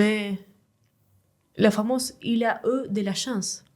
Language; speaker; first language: French; non-native, learner; Spanish